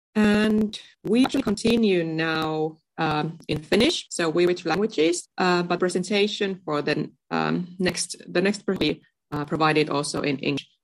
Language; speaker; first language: English; non-native, fluent; Finnish